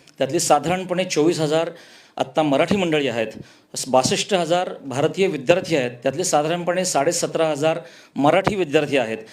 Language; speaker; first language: Marathi; native; Marathi